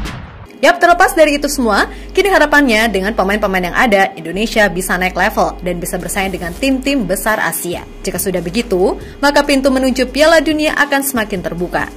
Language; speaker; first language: Indonesian; native; Indonesian